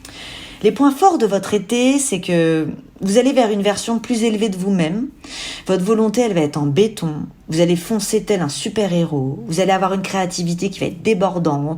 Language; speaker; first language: French; native; French